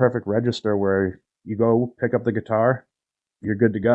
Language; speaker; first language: English; native; English